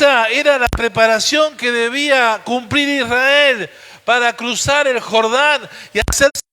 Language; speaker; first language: Spanish; native; Spanish